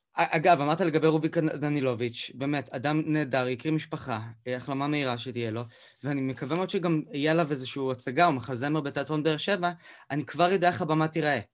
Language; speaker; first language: Hebrew; native; Hebrew